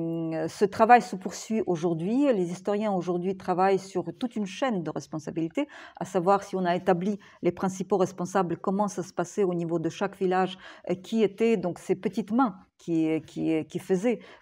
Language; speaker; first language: French; non-native, fluent; Ukrainian